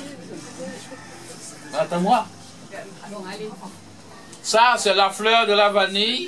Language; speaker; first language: French; non-native, fluent; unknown